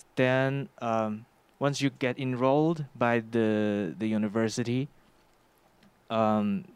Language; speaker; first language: English; non-native, fluent; Chinese